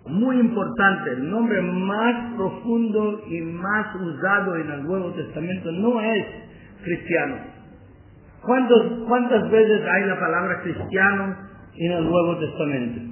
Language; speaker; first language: Spanish; non-native, learner; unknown